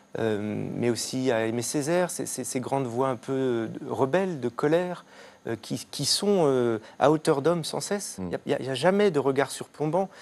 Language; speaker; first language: French; native; French